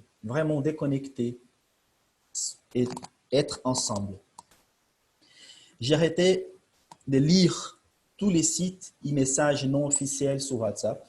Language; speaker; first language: French; non-native, fluent; Portuguese